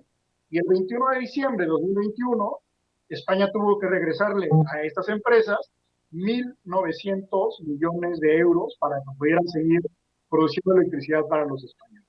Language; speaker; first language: Spanish; native; Spanish